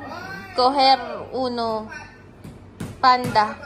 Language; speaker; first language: Spanish; non-native, learner; Filipino